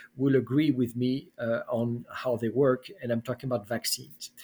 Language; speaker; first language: English; non-native, fluent; French